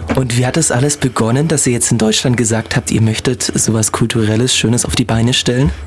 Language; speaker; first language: German; native; German